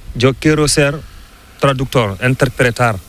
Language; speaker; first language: Spanish; non-native, learner; Fula